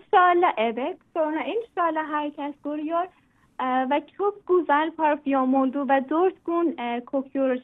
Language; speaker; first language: Turkish; non-native, learner; Persian